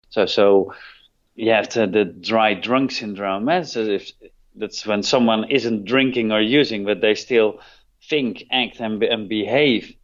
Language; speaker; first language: English; non-native, fluent; Dutch